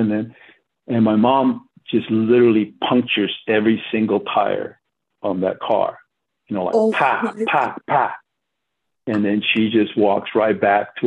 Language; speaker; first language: English; non-native, fluent; Spanish